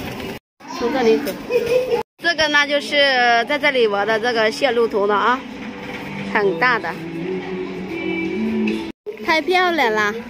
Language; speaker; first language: Chinese; non-native, fluent; Lao